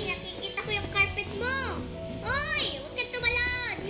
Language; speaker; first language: Filipino; native; Filipino